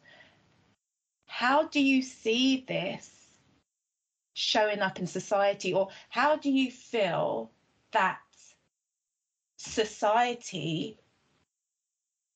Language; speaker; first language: English; native; English